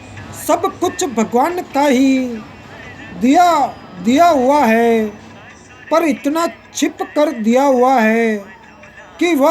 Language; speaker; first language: Hindi; native; Hindi